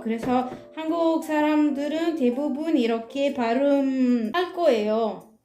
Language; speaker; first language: Korean; non-native, learner; Italian